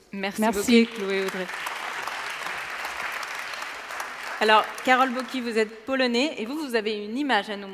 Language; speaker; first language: French; native; French